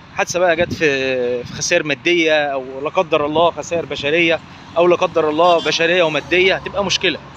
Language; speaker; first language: Egyptian Arabic; native; Egyptian Arabic